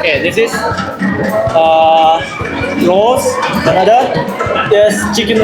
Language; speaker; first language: English; non-native, learner; Indonesian